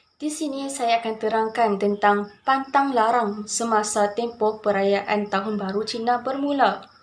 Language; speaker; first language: Malay; native; Malay